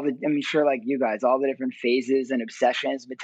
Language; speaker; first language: English; native; English